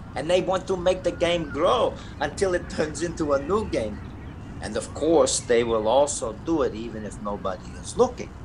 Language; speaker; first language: English; non-native, fluent; Russian